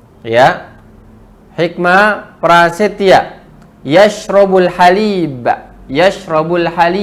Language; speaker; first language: Arabic; non-native, fluent; Indonesian